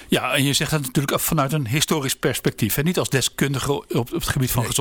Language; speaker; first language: Dutch; native; Dutch